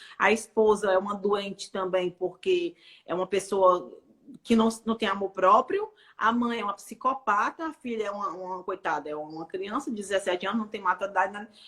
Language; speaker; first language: Portuguese; native; Portuguese